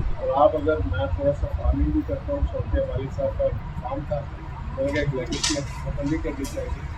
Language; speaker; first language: Urdu; native; Urdu